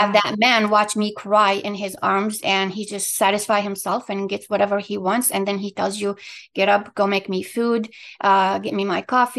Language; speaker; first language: English; non-native, fluent; Arabic